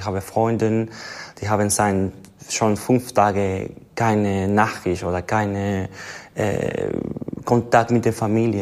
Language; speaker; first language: German; non-native, learner; Spanish